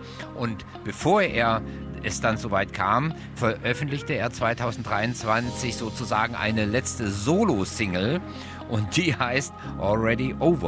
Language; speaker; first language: German; native; German